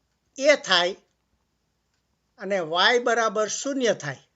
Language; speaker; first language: Gujarati; native; Gujarati